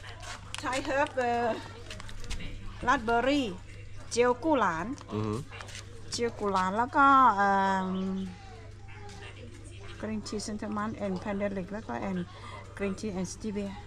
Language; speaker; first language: English; non-native, learner; Thai